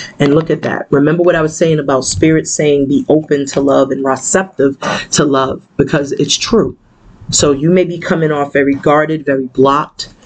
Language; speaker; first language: English; native; English